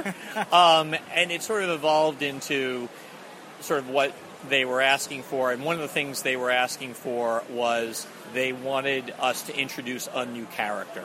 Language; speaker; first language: English; native; English